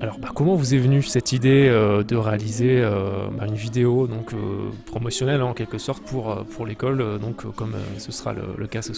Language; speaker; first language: French; native; French